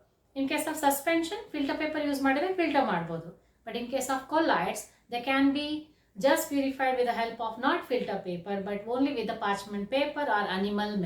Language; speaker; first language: English; non-native, local second language; Kannada